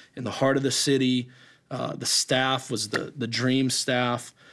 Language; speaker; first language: English; native; English